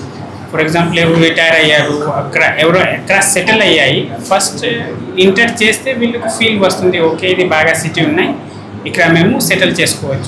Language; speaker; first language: Telugu; non-native, fluent; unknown